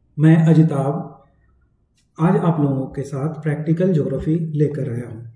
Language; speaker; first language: Hindi; native; Hindi